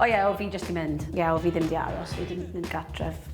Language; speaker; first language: Welsh; non-native, local second language; English